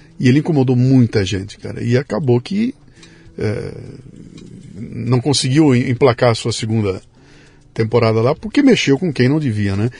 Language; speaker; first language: Portuguese; native; Portuguese